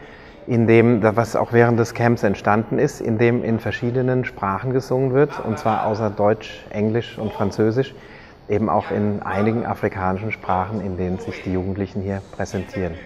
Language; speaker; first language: German; native; German